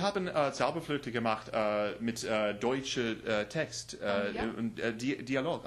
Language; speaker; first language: German; non-native, learner; English